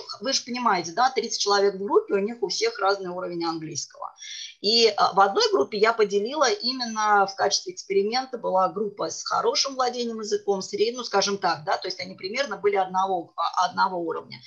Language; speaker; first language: Russian; native; Russian